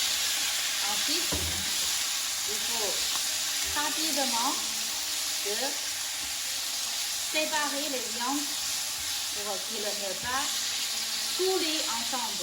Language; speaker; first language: French; non-native, local second language; Chinese